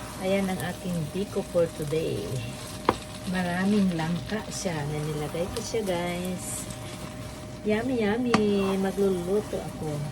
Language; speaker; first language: Filipino; non-native, local second language; Cebuano